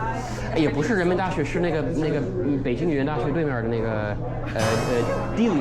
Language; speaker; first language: Chinese; non-native, fluent; English